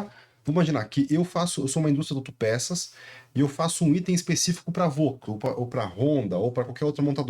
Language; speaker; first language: Portuguese; native; Portuguese